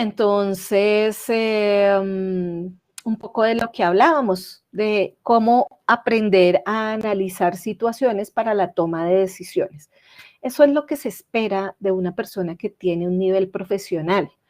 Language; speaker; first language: Spanish; native; Spanish